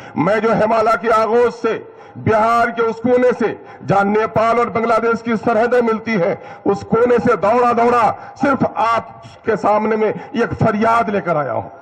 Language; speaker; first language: Urdu; native; Urdu